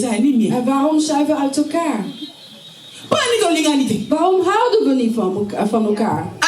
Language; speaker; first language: Dutch; non-native, learner; Lingala